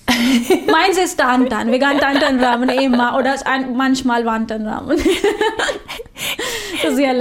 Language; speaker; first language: German; non-native, fluent; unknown